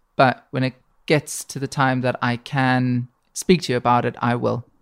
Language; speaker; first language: English; native; English